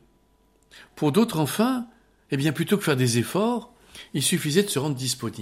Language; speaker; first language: French; native; French